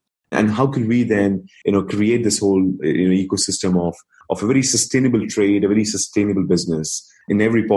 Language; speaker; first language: English; non-native, local second language; Hindi